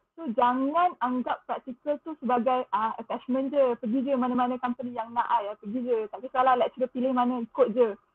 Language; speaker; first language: Malay; native; Malay